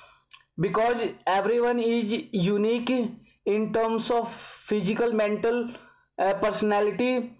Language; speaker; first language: English; non-native, local second language; Hindi